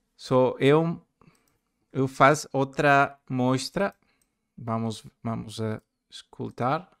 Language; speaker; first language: Portuguese; non-native, learner; Spanish